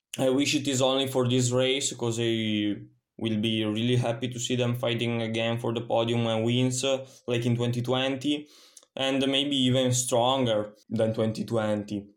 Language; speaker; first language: English; non-native, fluent; Italian